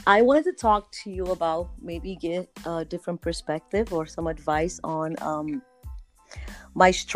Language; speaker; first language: English; non-native, fluent; Kabuverdianu